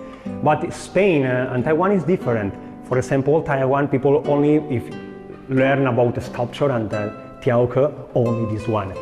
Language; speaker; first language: English; non-native, learner; Spanish